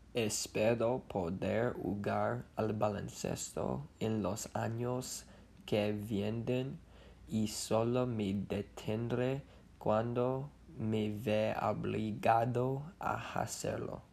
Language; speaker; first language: Spanish; non-native, learner; English